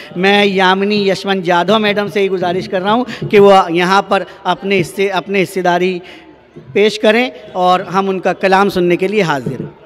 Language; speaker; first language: Hindi; native; Hindi